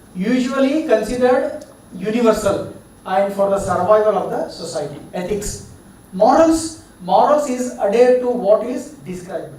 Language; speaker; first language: English; non-native, local second language; Kannada